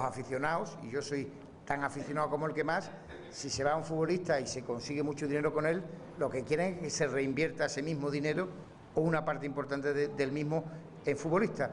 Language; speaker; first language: Spanish; native; Spanish